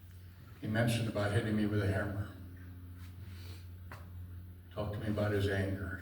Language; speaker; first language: English; native; English